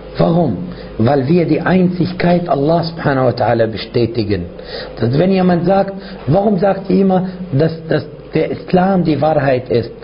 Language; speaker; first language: German; non-native, fluent; Arabic